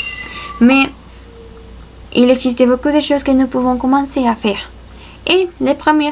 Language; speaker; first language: French; non-native, fluent; Spanish